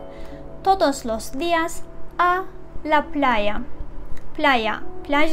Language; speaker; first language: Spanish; non-native, fluent; Turkish